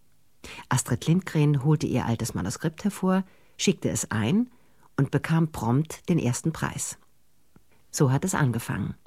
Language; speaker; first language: German; native; German